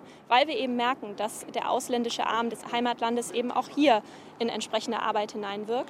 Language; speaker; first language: German; native; German